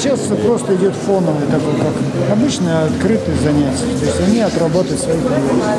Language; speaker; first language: Russian; native; Russian